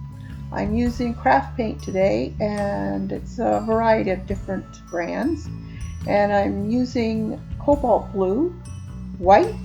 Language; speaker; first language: English; native; English